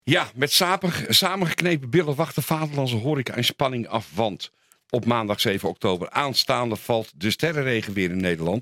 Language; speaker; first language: Dutch; native; Dutch